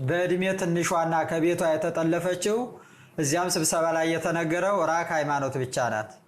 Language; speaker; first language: Amharic; native; Amharic